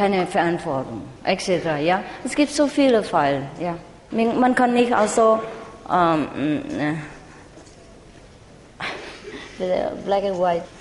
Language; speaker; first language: German; non-native, learner; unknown